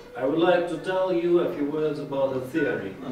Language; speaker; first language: English; non-native, learner; Russian